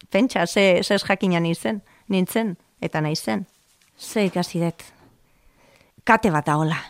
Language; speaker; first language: Basque; non-native, local second language; Spanish